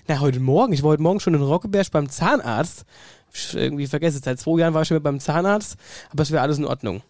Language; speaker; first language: German; native; German